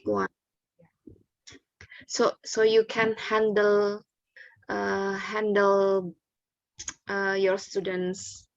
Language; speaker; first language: English; non-native, learner; Indonesian